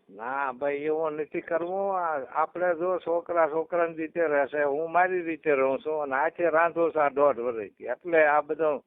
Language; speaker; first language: Gujarati; native; Gujarati